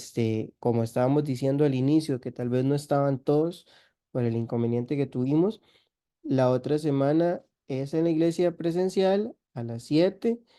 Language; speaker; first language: Spanish; native; Spanish